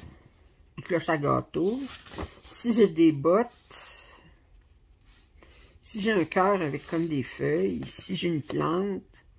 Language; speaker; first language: French; native; French